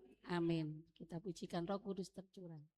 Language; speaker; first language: Indonesian; native; Indonesian